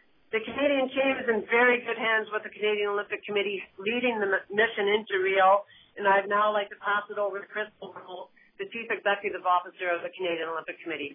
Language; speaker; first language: English; native; English